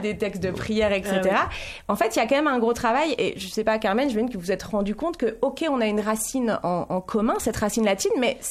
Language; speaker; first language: French; native; French